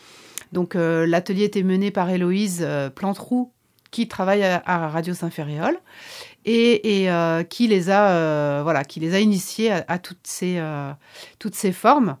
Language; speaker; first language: French; native; French